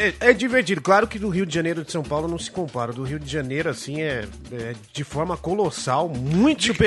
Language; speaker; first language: Portuguese; native; Portuguese